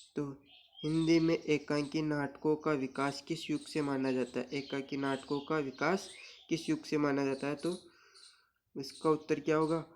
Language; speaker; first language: Hindi; native; Hindi